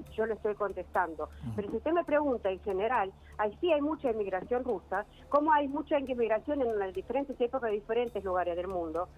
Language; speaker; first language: Spanish; non-native, fluent; Russian